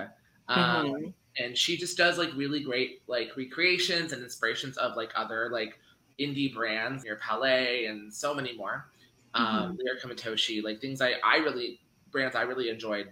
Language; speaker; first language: English; native; English